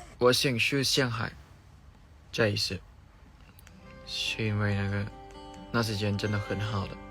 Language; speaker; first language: Chinese; non-native, fluent; Thai